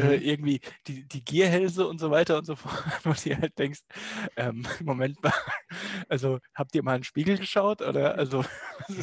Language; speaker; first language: German; native; German